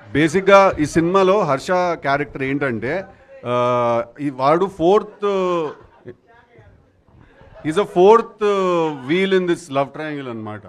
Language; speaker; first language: Telugu; native; Telugu